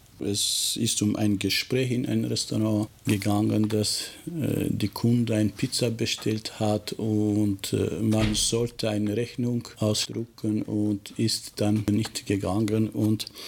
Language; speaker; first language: German; non-native, fluent; Albanian